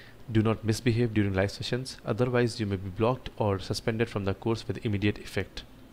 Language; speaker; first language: English; non-native, local second language; Hindi